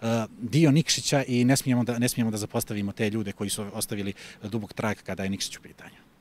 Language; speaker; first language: Croatian; native; Croatian